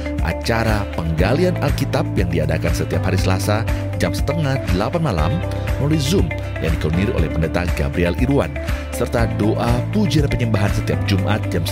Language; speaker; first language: Indonesian; native; Indonesian